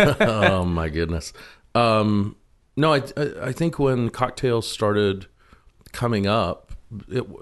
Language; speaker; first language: English; native; English